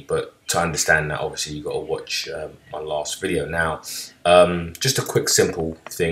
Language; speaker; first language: English; native; English